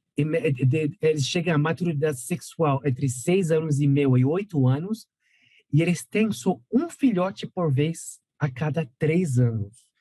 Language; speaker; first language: Portuguese; non-native, fluent; French